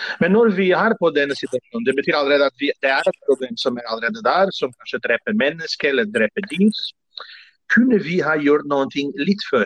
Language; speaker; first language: Norwegian; non-native, fluent; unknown